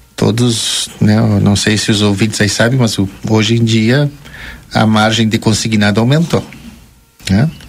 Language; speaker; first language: Portuguese; early bilingual, other home language; Spanish